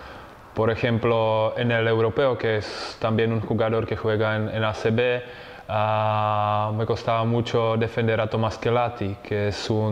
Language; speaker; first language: Spanish; non-native, fluent; Czech